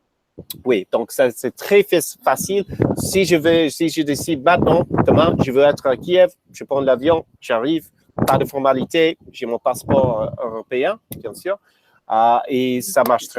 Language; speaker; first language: French; non-native, fluent; English